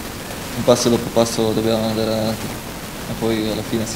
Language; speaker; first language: Italian; non-native, fluent; Slovak